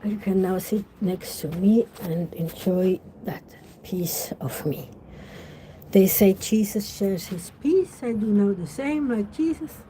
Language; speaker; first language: English; non-native, learner; German